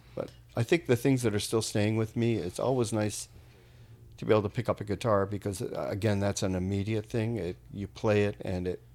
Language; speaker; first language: English; native; English